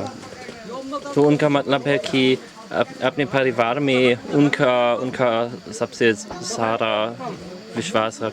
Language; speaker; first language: Hindi; non-native, learner; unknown